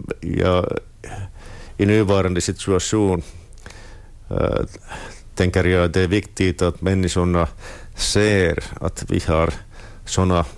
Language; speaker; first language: Swedish; non-native, local second language; Finnish